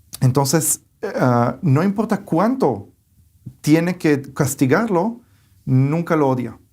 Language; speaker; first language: Spanish; early bilingual, heritage; Hebrew